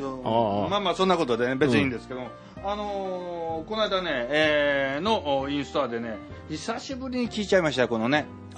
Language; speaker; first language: Japanese; native; Japanese